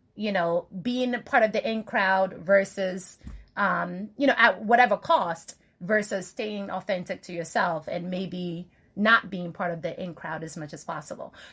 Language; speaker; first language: English; early bilingual, other home language; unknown